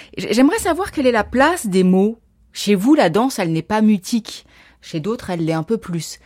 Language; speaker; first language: French; native; French